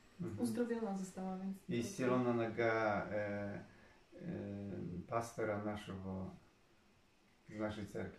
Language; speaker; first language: Polish; non-native, learner; Russian